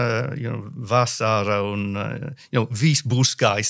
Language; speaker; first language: Latvian; non-native, learner; English